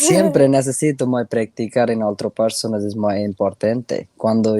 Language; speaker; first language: Spanish; non-native, learner; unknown